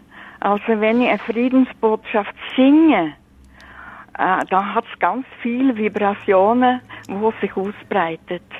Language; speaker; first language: German; non-native, fluent; Norwegian